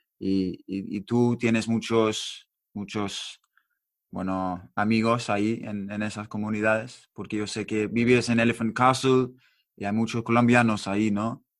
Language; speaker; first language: Spanish; non-native, learner; English